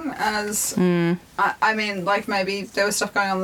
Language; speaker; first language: English; native; English